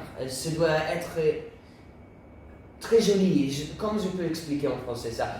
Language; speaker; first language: French; non-native, learner; Italian